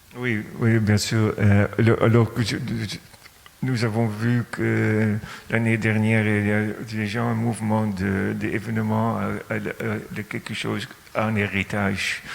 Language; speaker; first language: French; non-native, fluent; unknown